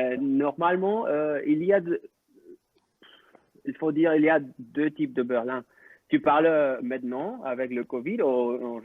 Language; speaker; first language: French; non-native, local second language; Spanish